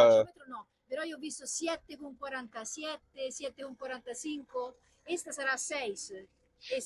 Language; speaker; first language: Spanish; non-native, learner; Italian